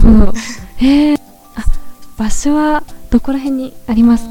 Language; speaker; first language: Japanese; native; Japanese